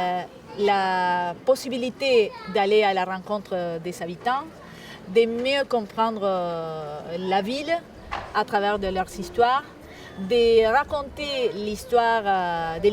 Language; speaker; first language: French; non-native, fluent; Spanish